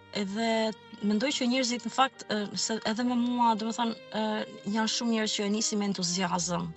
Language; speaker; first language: Albanian; native; Albanian